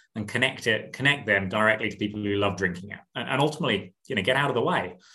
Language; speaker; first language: English; native; English